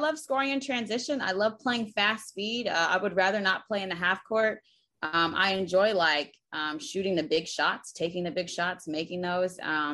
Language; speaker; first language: English; native; English